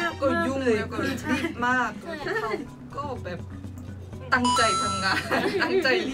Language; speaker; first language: Thai; non-native, learner; Korean